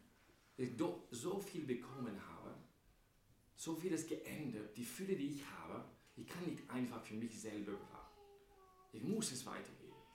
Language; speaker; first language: German; non-native, fluent; English